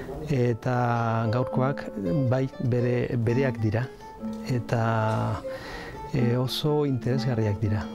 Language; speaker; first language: Basque; non-native, learner; Spanish